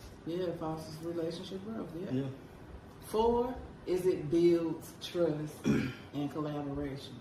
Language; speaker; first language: English; native; English